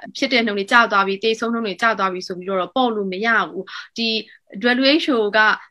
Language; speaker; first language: Burmese; native; Burmese